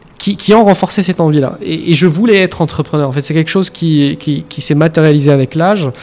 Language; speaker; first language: French; non-native, local second language; Arabic